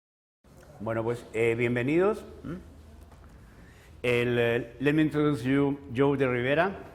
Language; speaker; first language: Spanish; native; Spanish